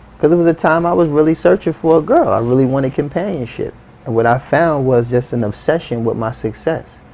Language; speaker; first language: English; native; English